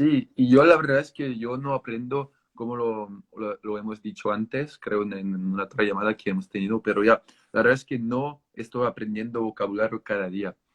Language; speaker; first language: Spanish; non-native, fluent; French